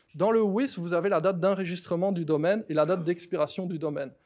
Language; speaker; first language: French; native; French